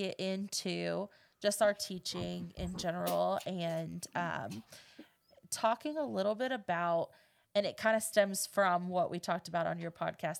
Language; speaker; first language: English; native; English